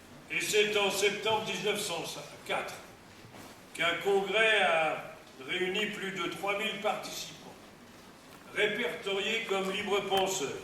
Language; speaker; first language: French; native; French